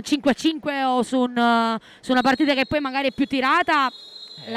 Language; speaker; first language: Italian; native; Italian